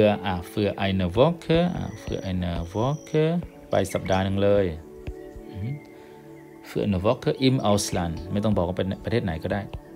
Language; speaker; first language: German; non-native, fluent; Thai